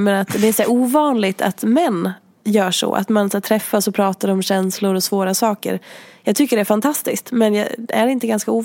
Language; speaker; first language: Swedish; native; Swedish